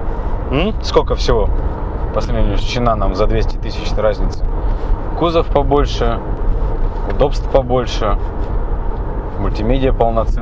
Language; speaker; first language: Russian; native; Russian